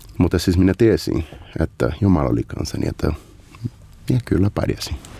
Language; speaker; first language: Finnish; non-native, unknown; Portuguese